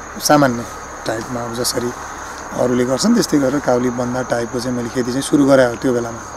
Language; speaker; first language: Nepali; native; Nepali